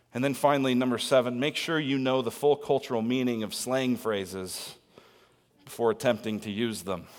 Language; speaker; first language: English; native; English